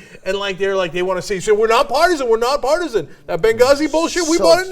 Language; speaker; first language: English; native; English